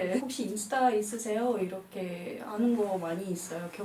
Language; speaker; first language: Korean; non-native, fluent; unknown